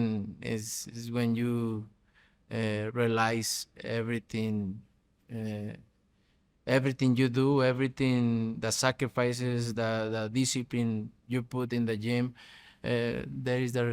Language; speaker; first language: English; non-native, fluent; Spanish